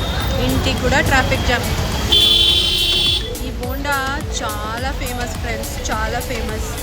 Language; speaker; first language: Telugu; non-native, local second language; Kannada